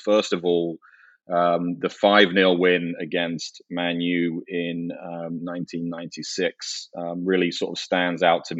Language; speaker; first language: English; native; English